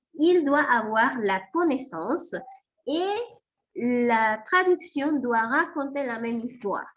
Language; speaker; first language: French; non-native, fluent; Spanish